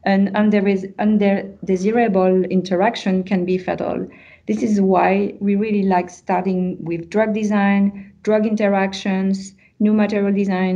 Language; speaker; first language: English; non-native, fluent; French